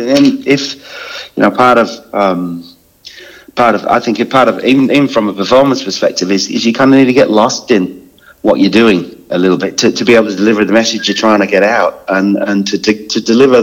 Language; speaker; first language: English; native; English